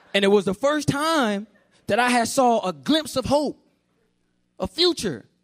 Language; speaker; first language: English; native; English